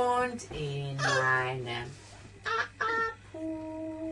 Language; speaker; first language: German; native; German